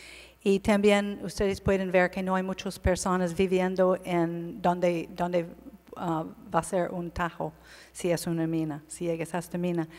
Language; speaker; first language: Spanish; non-native, learner; English